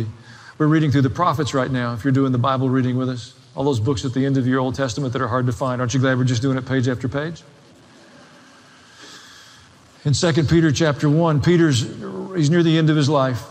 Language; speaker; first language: English; native; English